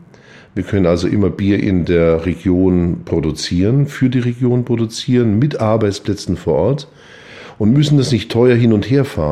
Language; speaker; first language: German; native; German